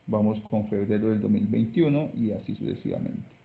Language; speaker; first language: Spanish; native; Spanish